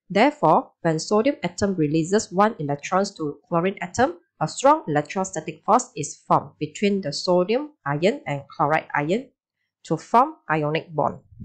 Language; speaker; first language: English; non-native, local second language; Chinese